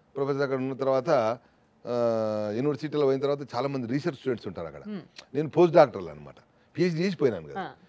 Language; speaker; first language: Telugu; native; Telugu